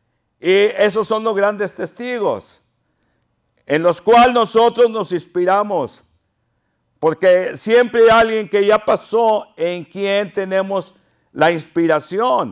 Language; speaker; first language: Spanish; native; Spanish